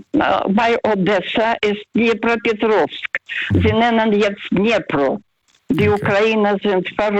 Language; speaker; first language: German; non-native, fluent; Russian